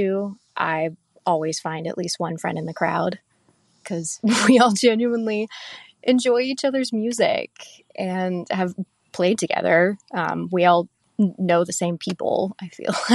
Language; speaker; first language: English; native; English